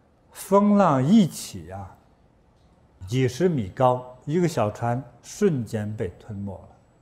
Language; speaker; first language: Chinese; native; Chinese